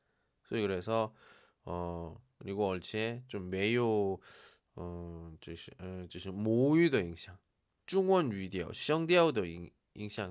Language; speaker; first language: Chinese; non-native, learner; Korean